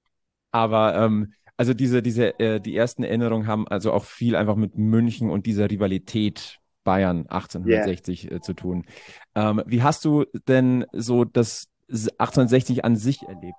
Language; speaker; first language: German; native; German